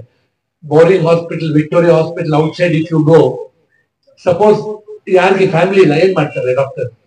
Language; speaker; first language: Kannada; non-native, local second language; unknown